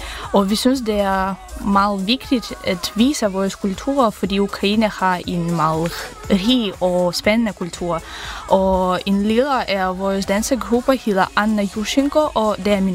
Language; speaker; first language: Danish; non-native, fluent; Ukrainian